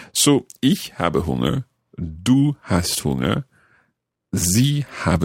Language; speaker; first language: German; non-native, learner; English